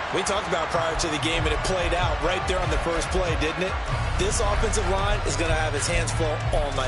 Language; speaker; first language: English; native; English